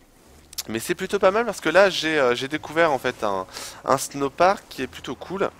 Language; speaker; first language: French; native; French